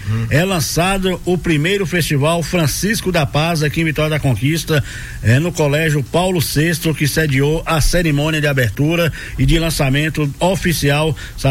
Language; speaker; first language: Portuguese; native; Portuguese